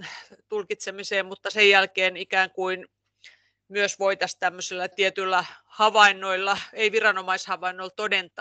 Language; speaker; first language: Finnish; native; Finnish